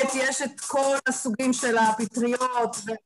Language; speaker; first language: Hebrew; non-native, fluent; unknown